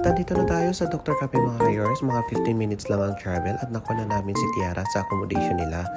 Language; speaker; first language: Filipino; non-native, local second language; Maranao